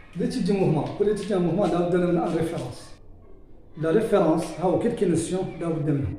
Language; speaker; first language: French; non-native, local second language; Arabic